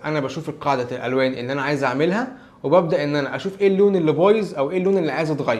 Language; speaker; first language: Arabic; native; Arabic